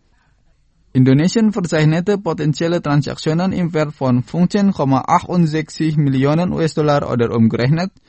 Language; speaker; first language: German; non-native, fluent; Indonesian